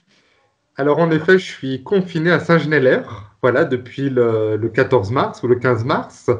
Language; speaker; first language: French; native; French